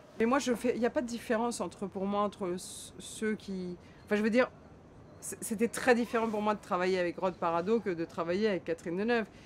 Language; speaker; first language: French; native; French